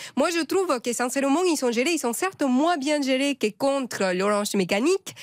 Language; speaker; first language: French; non-native, fluent; Spanish